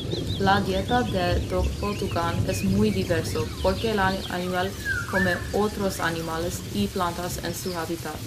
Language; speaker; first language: Spanish; non-native, learner; English